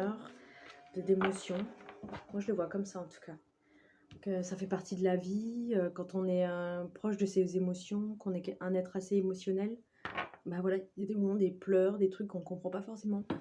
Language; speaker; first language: French; native; French